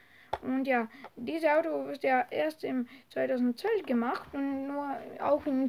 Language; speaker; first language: German; non-native, learner; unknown